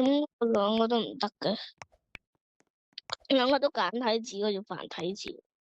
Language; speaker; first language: Chinese; early bilingual, heritage; Cantonese